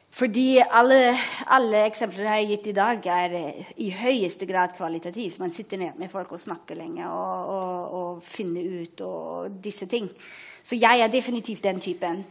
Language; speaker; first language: Norwegian; non-native, fluent; German